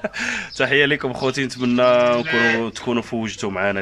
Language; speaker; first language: Arabic; native; Arabic